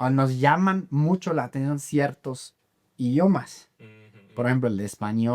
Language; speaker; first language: Spanish; non-native, fluent; German